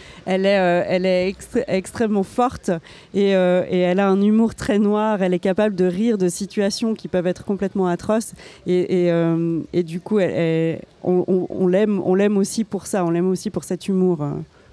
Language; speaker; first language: French; native; French